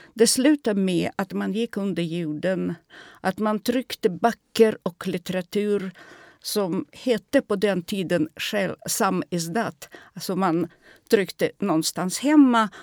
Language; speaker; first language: Swedish; non-native, fluent; Russian